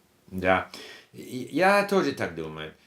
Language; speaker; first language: Russian; non-native, learner; English